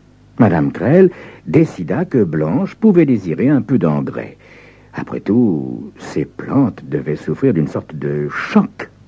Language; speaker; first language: French; native; French